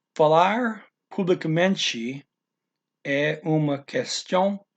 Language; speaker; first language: Portuguese; non-native, learner; English